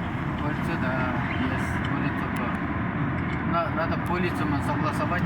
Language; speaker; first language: Russian; non-native, local second language; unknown